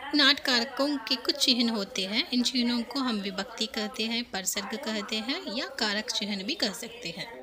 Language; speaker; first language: Hindi; non-native, local second language; Telugu